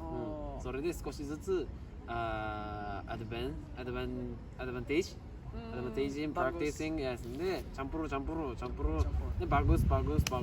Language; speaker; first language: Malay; non-native, learner; Japanese